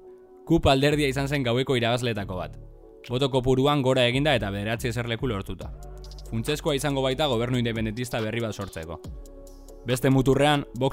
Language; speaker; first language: Basque; native; Basque